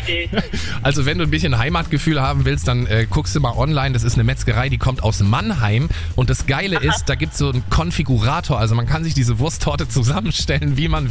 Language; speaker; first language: German; native; German